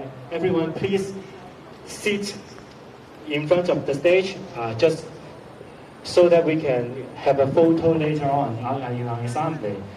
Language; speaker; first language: English; non-native, local second language; Cantonese